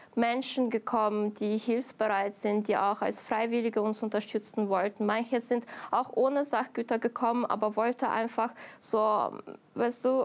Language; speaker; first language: German; non-native, fluent; Ukrainian